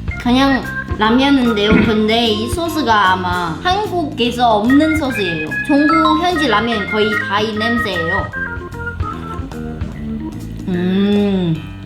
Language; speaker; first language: Korean; non-native, learner; Chinese